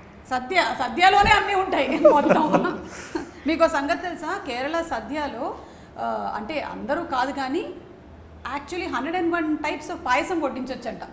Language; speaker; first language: Telugu; native; Telugu